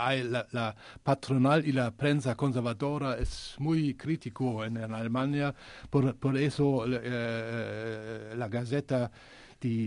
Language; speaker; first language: Spanish; non-native, learner; German